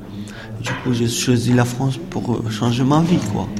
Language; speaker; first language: French; non-native, learner; Albanian